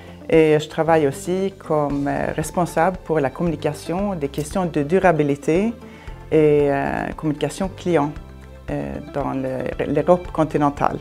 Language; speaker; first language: French; non-native, fluent; Swedish